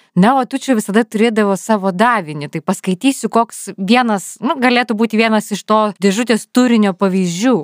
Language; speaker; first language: Lithuanian; native; Lithuanian